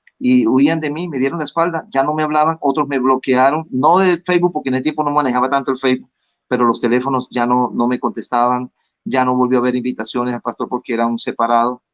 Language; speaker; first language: Spanish; native; Spanish